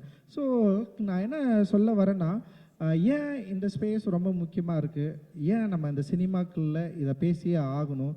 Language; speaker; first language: Tamil; native; Tamil